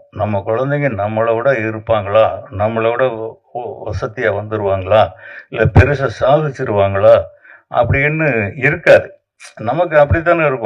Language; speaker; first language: Tamil; native; Tamil